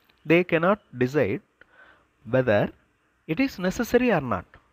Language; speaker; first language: English; non-native, local second language; Tamil